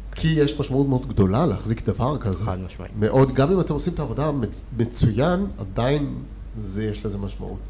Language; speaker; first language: Hebrew; native; Hebrew